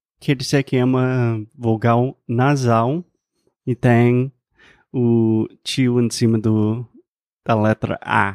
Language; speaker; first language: Portuguese; non-native, fluent; English